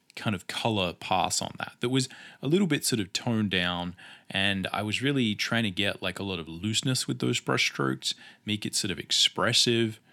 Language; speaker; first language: English; native; English